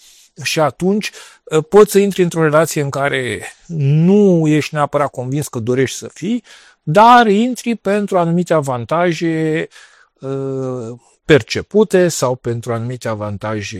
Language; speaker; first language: Romanian; native; Romanian